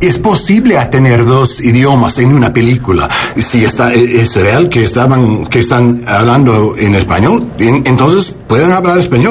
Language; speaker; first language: Spanish; non-native, learner; English